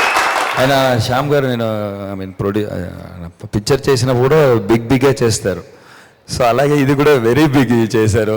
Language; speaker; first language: Telugu; non-native, fluent; Tamil